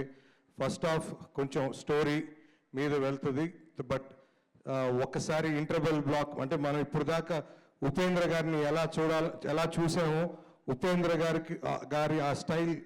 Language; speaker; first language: Telugu; native; Telugu